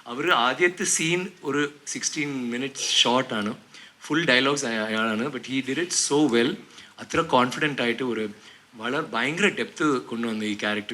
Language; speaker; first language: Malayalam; non-native, learner; Tamil